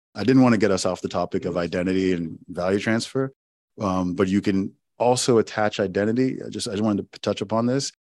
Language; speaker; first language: English; non-native, local second language; Igbo